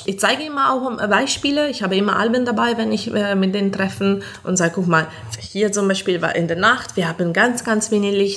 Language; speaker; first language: German; non-native, fluent; Italian